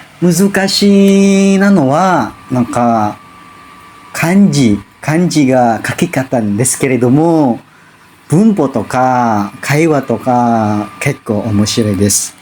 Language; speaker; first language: Japanese; non-native, learner; Indonesian